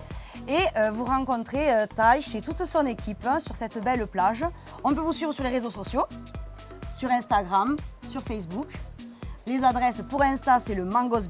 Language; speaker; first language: French; native; French